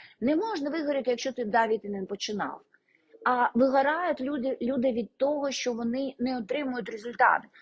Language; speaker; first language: Ukrainian; non-native, local second language; Russian